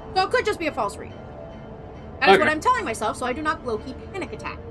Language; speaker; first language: English; native; English